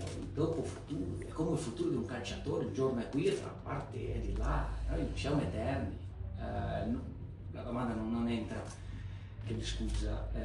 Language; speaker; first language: Italian; non-native, fluent; Portuguese